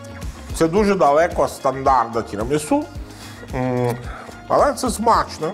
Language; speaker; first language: Ukrainian; non-native, learner; Italian